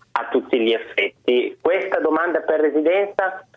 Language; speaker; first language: Italian; early bilingual, other home language; Arabic